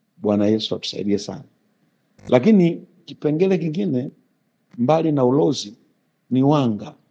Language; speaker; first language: Swahili; native; Swahili